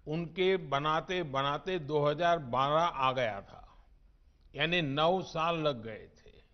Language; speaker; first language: Hindi; non-native, local second language; Gujarati